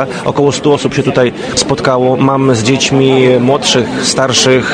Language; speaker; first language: Polish; native; Polish